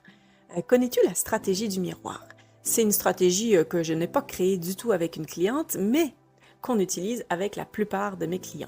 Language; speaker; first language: French; native; French